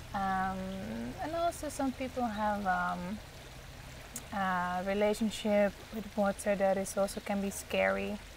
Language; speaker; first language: English; non-native, fluent; Dutch